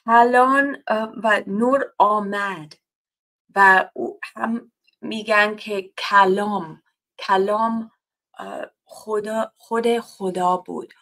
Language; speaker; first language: Persian; non-native, fluent; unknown